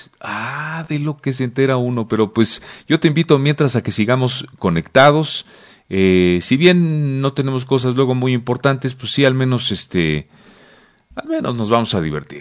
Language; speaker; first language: Spanish; native; Spanish